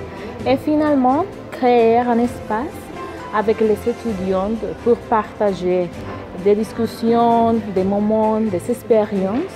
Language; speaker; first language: French; non-native, learner; Spanish